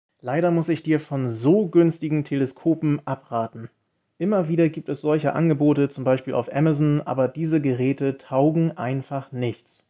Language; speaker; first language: German; native; German